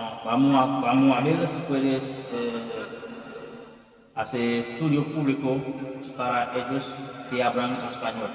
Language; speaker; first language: Spanish; non-native, fluent; Haitian Creole